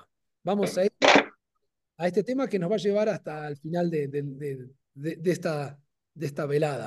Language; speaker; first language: Spanish; native; Spanish